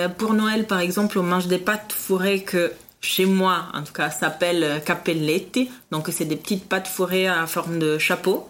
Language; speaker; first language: French; non-native, fluent; Italian